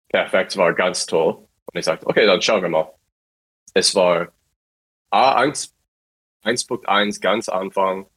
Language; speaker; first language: German; non-native, fluent; English